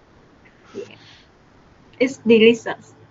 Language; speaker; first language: English; non-native, learner; Vietnamese